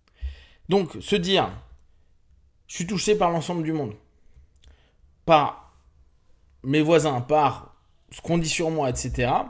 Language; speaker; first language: French; native; French